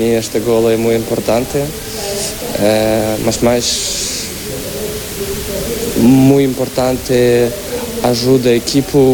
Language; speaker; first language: Portuguese; non-native, learner; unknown